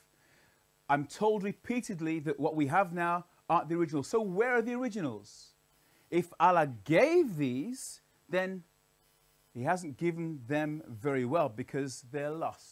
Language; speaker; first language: English; native; English